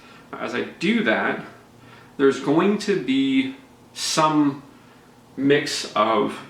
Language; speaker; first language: English; native; English